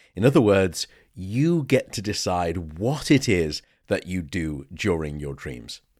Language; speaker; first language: English; native; English